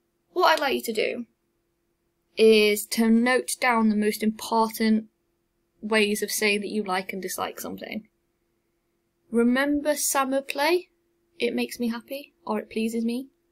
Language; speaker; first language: English; native; English